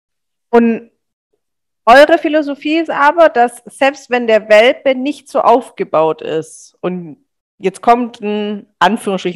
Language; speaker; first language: German; native; German